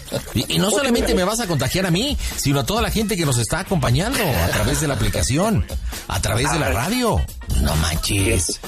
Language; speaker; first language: Spanish; native; Spanish